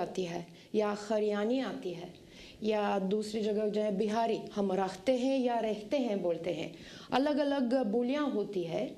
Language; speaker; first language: Hindi; non-native, fluent; Bulgarian